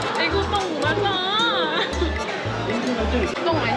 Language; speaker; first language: Korean; non-native, learner; Vietnamese